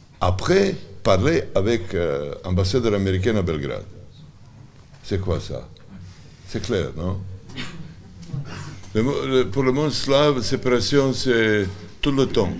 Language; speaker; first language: French; non-native, learner; Serbian